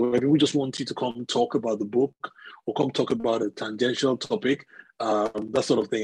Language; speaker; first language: English; non-native, local second language; Yoruba